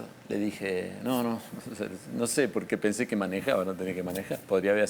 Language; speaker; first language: Spanish; native; Spanish